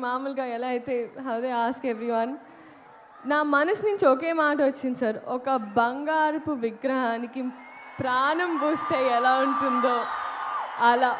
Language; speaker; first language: Telugu; non-native, fluent; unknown